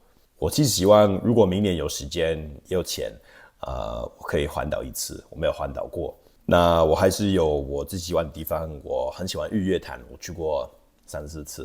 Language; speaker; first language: Chinese; non-native, fluent; English